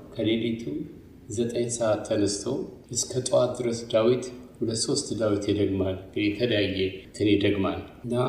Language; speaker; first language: Amharic; native; Amharic